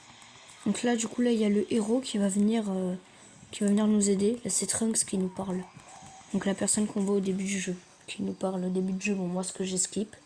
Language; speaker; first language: French; native; French